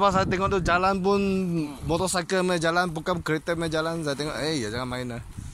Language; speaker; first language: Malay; non-native, local second language; Cantonese